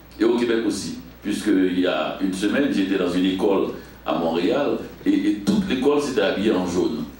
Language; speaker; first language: French; non-native, local second language; Haitian Creole